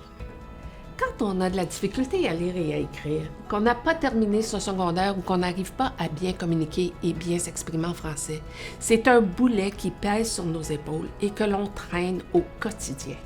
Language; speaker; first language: French; native; French